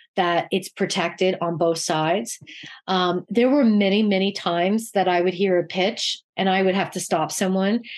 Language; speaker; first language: English; native; English